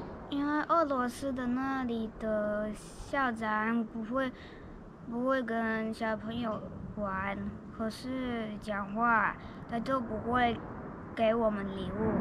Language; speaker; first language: Chinese; early bilingual, other home language; Russian